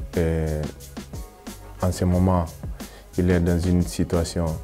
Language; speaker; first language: French; non-native, fluent; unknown